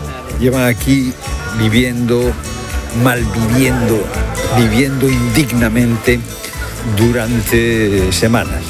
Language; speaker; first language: Spanish; native; Spanish